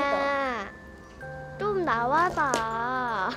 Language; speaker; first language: Korean; native; Korean